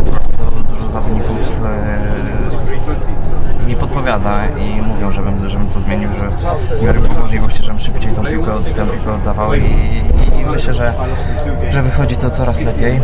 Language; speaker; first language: Polish; native; Polish